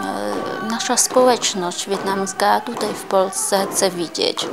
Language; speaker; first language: Polish; non-native, fluent; Vietnamese